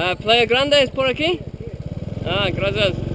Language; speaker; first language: Spanish; non-native, learner; English